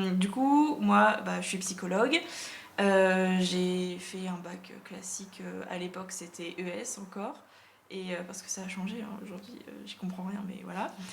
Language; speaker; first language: French; native; French